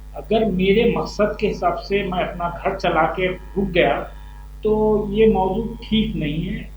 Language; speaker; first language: Hindi; non-native, local second language; Urdu